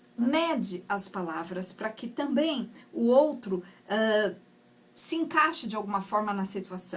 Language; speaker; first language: Portuguese; native; Portuguese